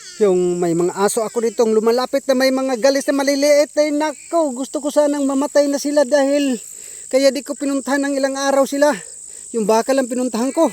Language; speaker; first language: Filipino; non-native, local second language; Bikol